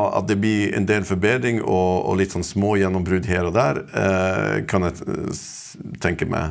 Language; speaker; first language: Norwegian; non-native, fluent; English